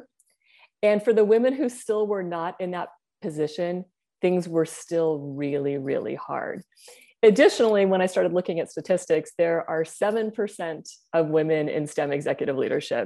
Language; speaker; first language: English; native; English